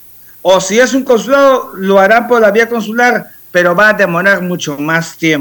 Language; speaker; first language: Spanish; native; Spanish